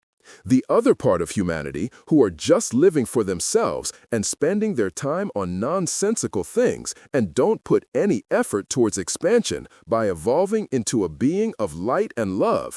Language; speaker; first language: English; non-native, fluent; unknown